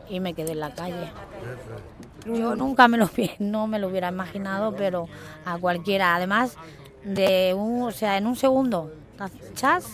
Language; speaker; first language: Spanish; native; Spanish